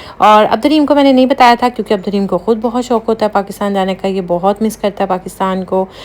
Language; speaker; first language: Urdu; native; Urdu